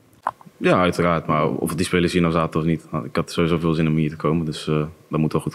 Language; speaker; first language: Dutch; native; Dutch